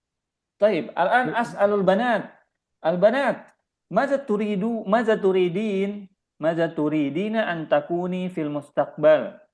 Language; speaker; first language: Arabic; non-native, fluent; Indonesian